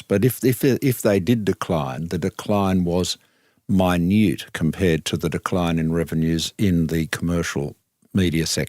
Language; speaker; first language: English; native; English